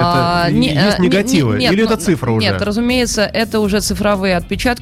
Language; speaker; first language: Russian; native; Russian